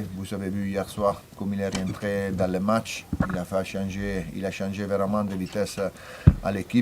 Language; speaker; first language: French; non-native, fluent; Italian